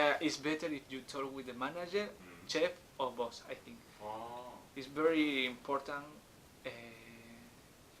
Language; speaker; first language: English; non-native, learner; Spanish